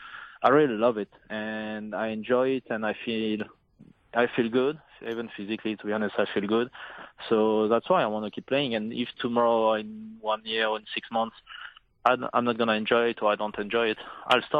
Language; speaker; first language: English; non-native, fluent; French